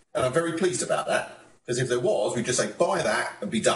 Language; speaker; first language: English; native; English